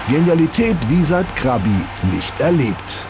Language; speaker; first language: German; native; German